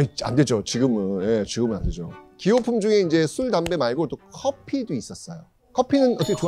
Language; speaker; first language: Korean; native; Korean